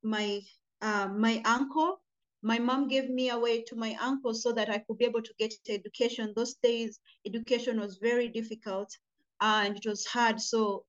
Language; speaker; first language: English; non-native, local second language; Luyia